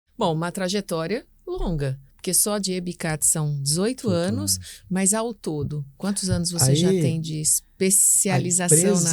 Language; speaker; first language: Portuguese; native; Portuguese